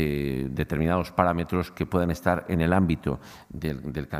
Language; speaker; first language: Spanish; native; Spanish